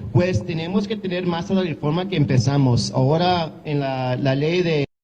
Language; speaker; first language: Spanish; early bilingual, heritage; English